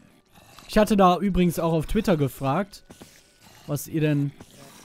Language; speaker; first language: German; native; German